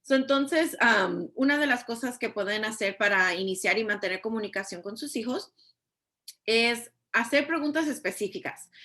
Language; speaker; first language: Spanish; early bilingual, heritage; Spanish